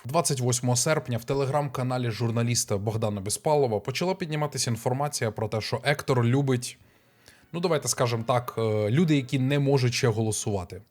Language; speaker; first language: Ukrainian; native; Ukrainian